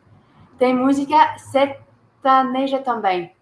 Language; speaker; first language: Portuguese; non-native, learner; French